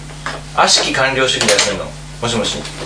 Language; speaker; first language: Japanese; native; Japanese